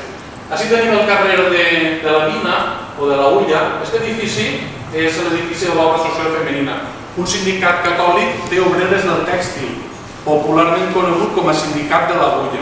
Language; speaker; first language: Catalan; native; Catalan